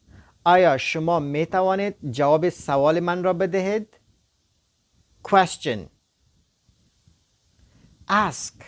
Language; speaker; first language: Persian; non-native, local second language; Pashto